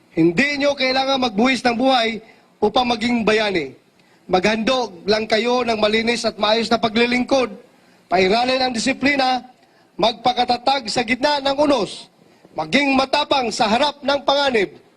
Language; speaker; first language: Filipino; native; Filipino